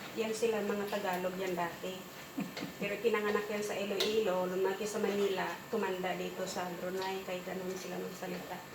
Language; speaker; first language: Filipino; non-native, local second language; Cebuano